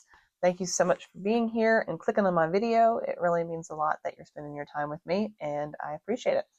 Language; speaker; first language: English; native; English